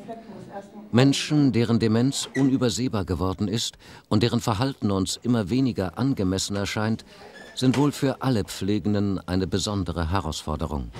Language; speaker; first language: German; native; German